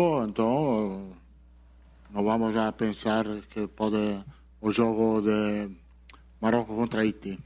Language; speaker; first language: Portuguese; non-native, fluent; Italian